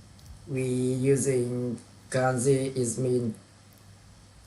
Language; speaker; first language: English; non-native, learner; Vietnamese